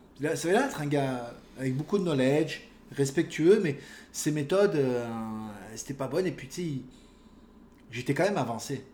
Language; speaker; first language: French; native; French